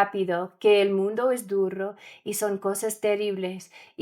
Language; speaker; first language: Spanish; non-native, learner; English